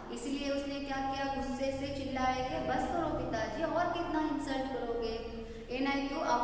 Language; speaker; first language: Hindi; non-native, local second language; Kannada